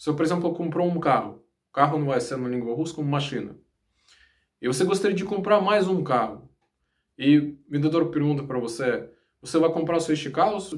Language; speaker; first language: Portuguese; non-native, learner; Russian